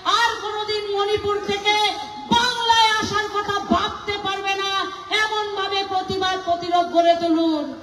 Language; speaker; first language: Bangla; non-native, local second language; Nepali